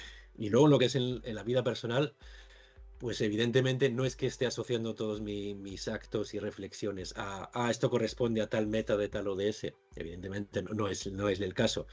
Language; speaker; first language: Spanish; native; Spanish